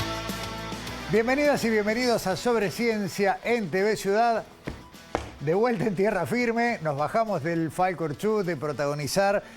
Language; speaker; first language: Spanish; native; Spanish